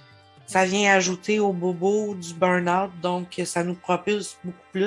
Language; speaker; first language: French; native; French